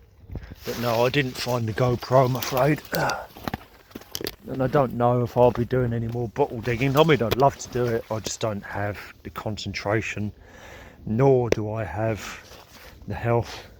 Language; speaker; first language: English; native; English